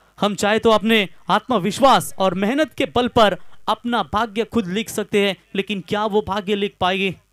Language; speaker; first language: Hindi; non-native, local second language; Marathi